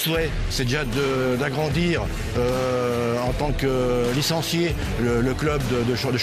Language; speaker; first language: French; native; French